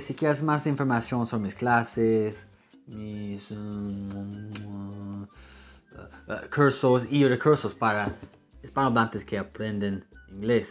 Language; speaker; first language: Spanish; non-native, fluent; English